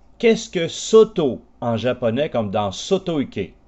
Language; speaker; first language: French; native; French